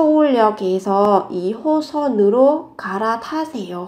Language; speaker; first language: Korean; non-native, fluent; Vietnamese